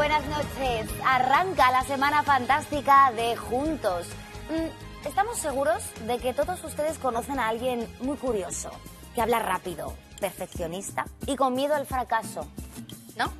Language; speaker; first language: Spanish; native; Spanish